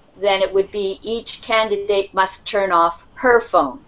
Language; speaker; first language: English; native; English